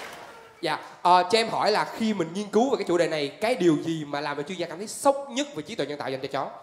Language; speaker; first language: Vietnamese; native; Vietnamese